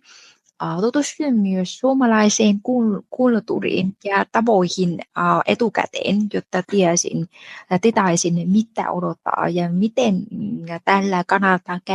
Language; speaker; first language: Finnish; non-native, fluent; Vietnamese